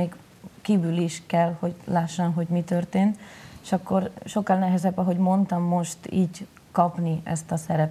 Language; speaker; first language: Hungarian; non-native, local second language; Spanish